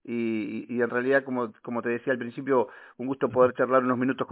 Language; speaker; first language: Spanish; native; Spanish